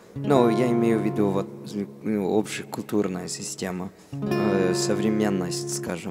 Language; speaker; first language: Russian; non-native, fluent; English